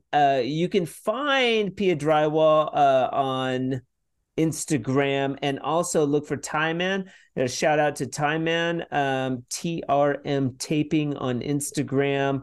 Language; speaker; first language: English; native; English